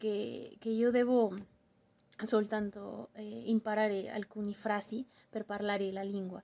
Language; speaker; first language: Italian; non-native, learner; Spanish